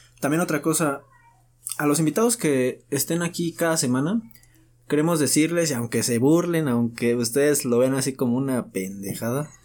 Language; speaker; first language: Spanish; native; Spanish